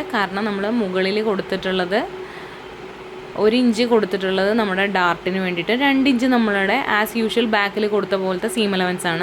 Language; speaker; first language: Malayalam; native; Malayalam